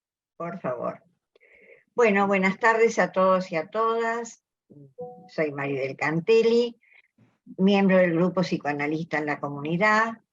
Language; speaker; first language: Spanish; native; Spanish